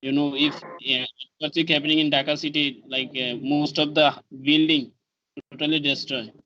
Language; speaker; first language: English; non-native, learner; Bangla